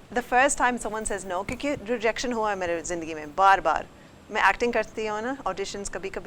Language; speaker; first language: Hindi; early bilingual, heritage; English